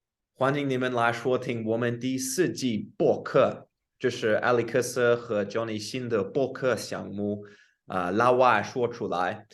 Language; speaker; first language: Chinese; non-native, fluent; English